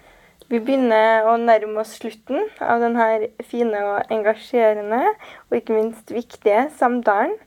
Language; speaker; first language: Norwegian; native; Norwegian